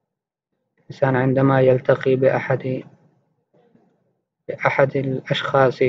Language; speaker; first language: Arabic; non-native, fluent; Urdu